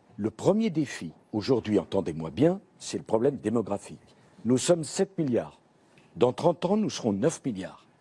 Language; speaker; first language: French; native; French